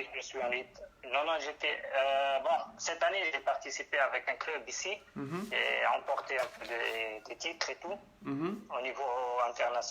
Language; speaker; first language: French; non-native, local second language; Arabic